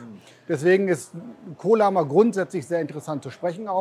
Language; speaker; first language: German; native; German